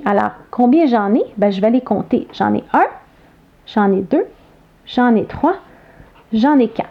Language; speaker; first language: French; native; French